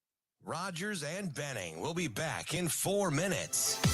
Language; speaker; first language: English; native; English